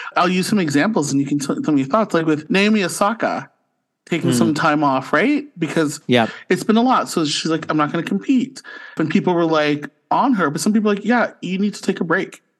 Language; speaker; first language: English; native; English